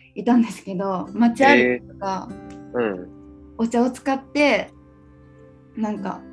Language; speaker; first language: Japanese; native; Japanese